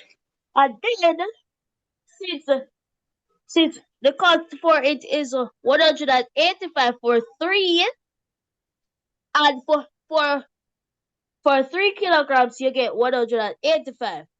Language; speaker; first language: English; native; English